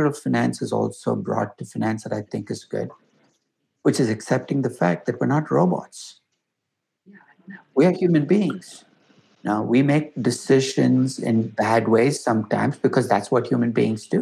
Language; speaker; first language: English; non-native, local second language; Tamil